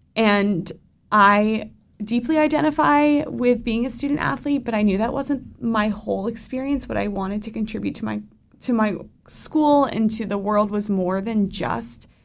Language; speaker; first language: English; native; English